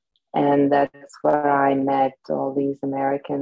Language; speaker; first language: English; non-native, fluent; Slovak